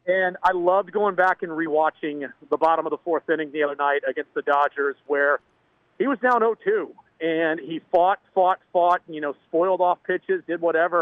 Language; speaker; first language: English; native; English